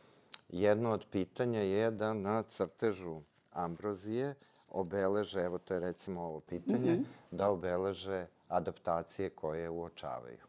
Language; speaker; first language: Serbian; native; Serbian